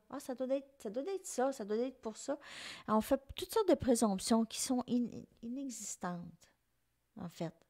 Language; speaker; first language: French; native; French